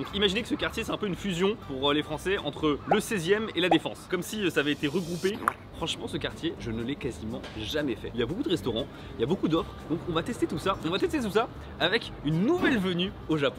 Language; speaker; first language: French; native; French